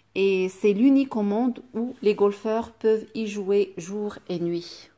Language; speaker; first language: French; non-native, local second language; Arabic